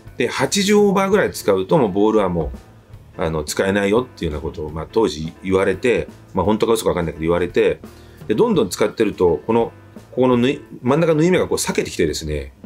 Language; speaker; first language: Japanese; native; Japanese